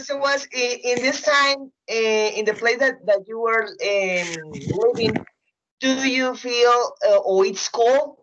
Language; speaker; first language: English; non-native, fluent; Spanish